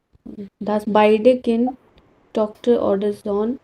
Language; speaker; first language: German; non-native, learner; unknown